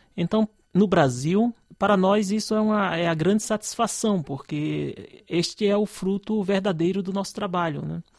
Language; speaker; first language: Portuguese; native; Portuguese